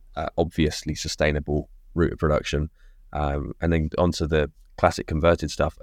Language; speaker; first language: English; native; English